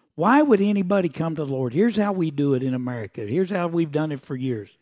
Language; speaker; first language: English; native; English